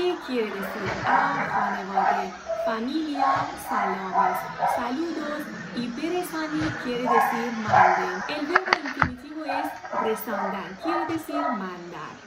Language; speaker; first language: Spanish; non-native, fluent; Persian